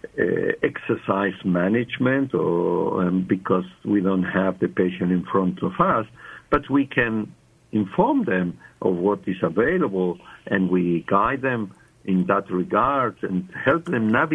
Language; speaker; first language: English; non-native, fluent; Spanish